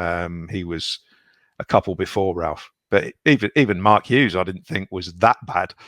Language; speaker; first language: English; native; English